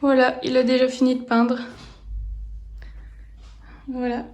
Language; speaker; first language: French; native; French